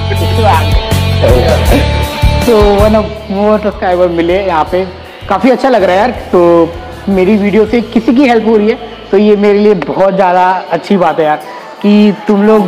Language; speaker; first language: Hindi; native; Hindi